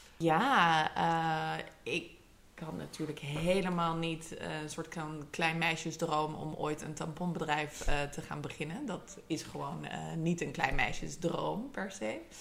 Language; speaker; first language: Dutch; early bilingual, other home language; English